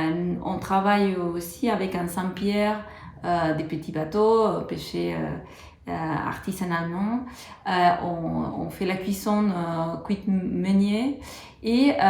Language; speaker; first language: French; non-native, fluent; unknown